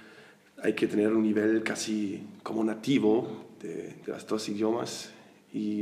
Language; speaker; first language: Spanish; non-native, fluent; German